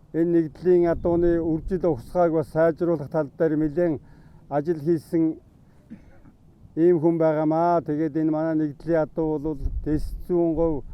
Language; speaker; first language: Mongolian; native; Mongolian